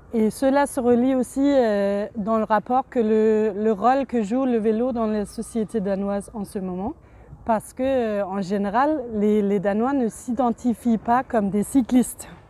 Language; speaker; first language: French; non-native, fluent; Danish